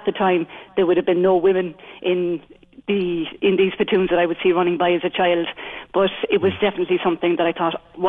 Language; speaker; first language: English; native; English